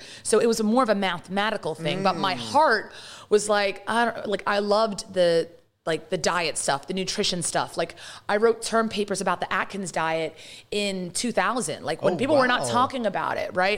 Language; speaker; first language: English; native; English